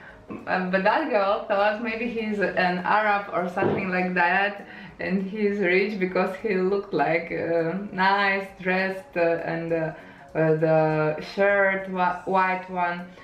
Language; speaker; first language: English; non-native, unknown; Lithuanian